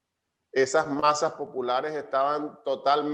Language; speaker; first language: Spanish; native; Spanish